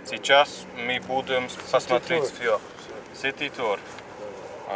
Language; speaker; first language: Russian; non-native, learner; English